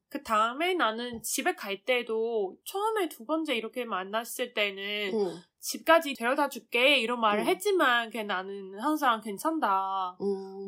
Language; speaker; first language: Korean; non-native, learner; Chinese